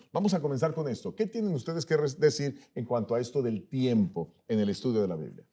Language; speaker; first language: Spanish; native; Spanish